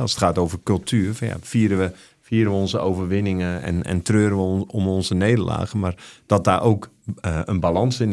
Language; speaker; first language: Dutch; native; Dutch